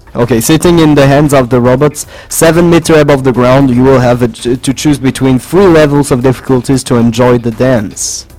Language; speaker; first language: English; non-native, fluent; French